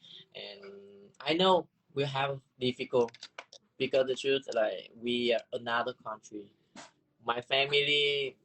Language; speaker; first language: English; non-native, learner; Vietnamese